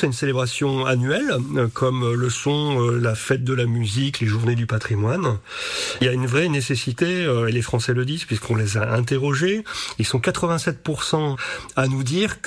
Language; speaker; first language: French; native; French